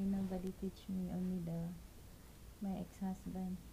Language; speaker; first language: English; non-native, local second language; Cebuano